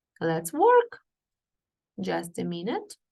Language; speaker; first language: English; non-native, fluent; Ukrainian